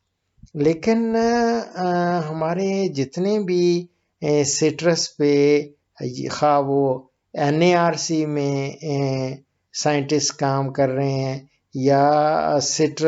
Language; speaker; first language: Urdu; native; Urdu